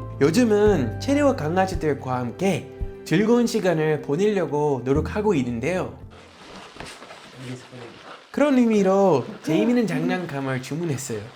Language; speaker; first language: Korean; native; Korean